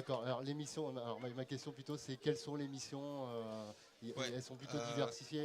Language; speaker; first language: French; native; French